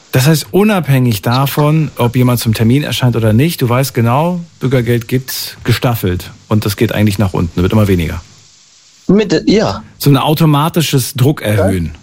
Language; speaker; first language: German; native; German